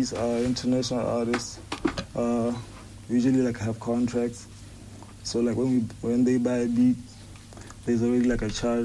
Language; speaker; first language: English; non-native, local second language; Tswana